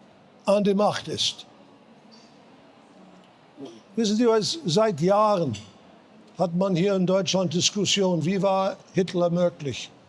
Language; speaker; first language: German; non-native, fluent; English